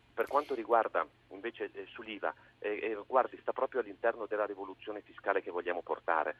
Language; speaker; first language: Italian; native; Italian